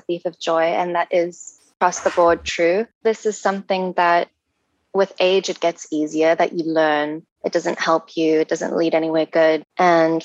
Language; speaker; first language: English; native; English